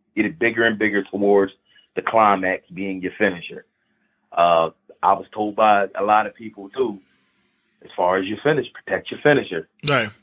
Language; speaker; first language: English; native; English